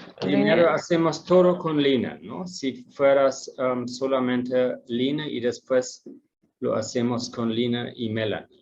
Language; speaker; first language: Spanish; non-native, fluent; German